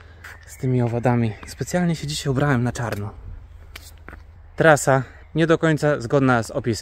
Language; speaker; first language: Polish; native; Polish